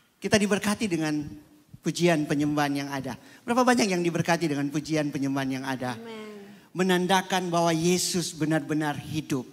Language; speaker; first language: Indonesian; native; Indonesian